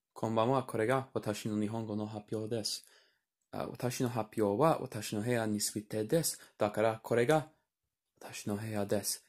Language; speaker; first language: Japanese; non-native, learner; English